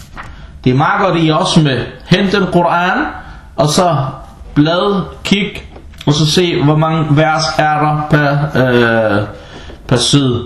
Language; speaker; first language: Danish; non-native, fluent; Arabic